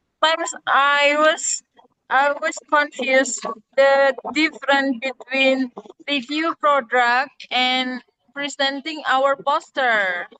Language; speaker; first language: English; non-native, learner; Indonesian